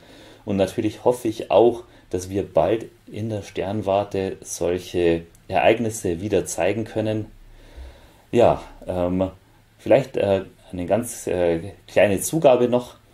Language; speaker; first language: German; native; German